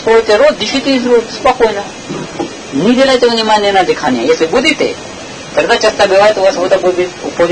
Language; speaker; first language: Russian; non-native, learner; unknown